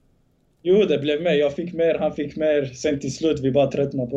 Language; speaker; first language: Swedish; early bilingual, other home language; Bosnian